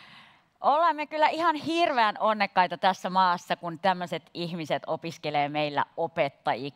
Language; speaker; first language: Finnish; native; Finnish